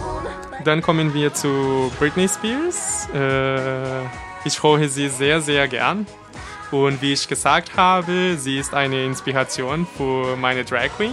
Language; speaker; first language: German; non-native, learner; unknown